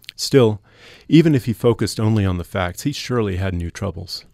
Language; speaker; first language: English; native; English